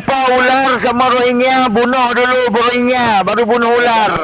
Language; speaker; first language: Malay; native; Malay